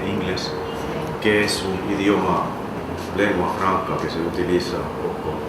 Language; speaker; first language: Spanish; non-native, fluent; Finnish